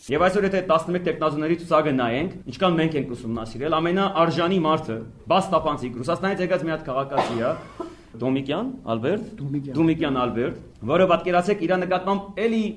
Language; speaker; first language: Armenian; native; Armenian